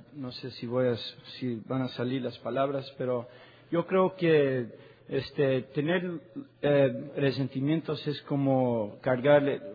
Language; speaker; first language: Spanish; non-native, learner; English